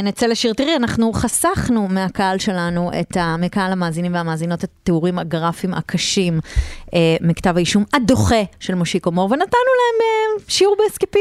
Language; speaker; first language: Hebrew; native; Hebrew